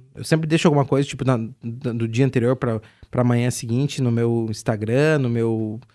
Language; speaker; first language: Portuguese; native; Portuguese